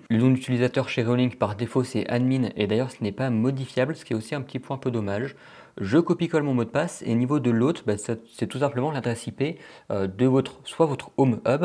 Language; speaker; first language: French; native; French